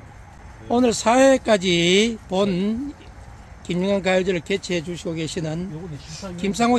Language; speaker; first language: Korean; native; Korean